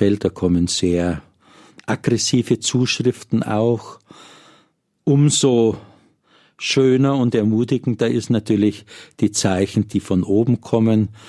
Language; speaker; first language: German; native; German